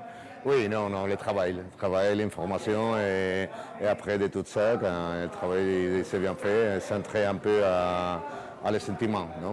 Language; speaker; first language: French; non-native, learner; Spanish